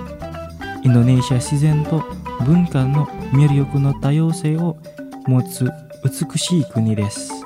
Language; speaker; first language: Japanese; non-native, fluent; Indonesian